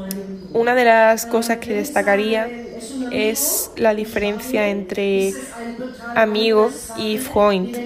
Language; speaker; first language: Spanish; non-native, fluent; German